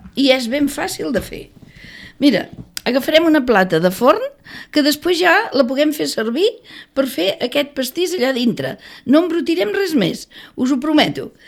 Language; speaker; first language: Catalan; native; Catalan